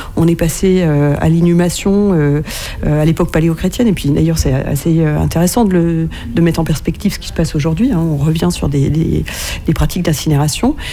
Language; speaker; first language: French; native; French